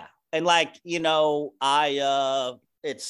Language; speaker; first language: English; native; English